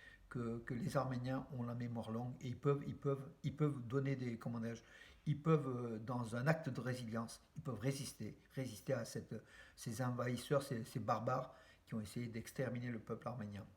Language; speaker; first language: French; native; French